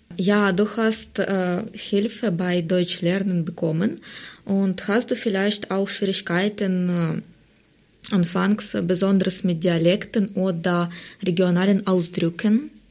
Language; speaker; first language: German; non-native, fluent; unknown